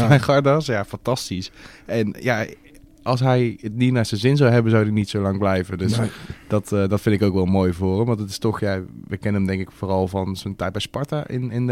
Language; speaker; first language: Dutch; native; Dutch